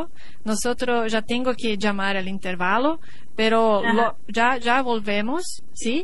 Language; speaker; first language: Spanish; non-native, learner; Portuguese